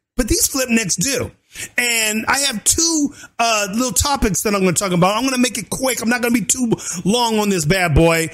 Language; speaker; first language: English; native; English